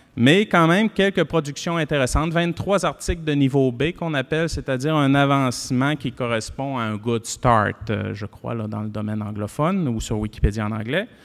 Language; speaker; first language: French; native; French